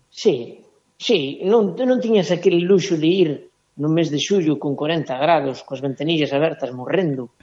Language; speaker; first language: Galician; native; Galician